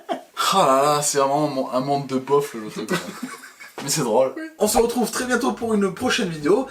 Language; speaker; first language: French; native; French